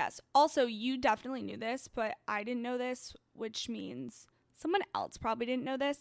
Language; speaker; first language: English; native; English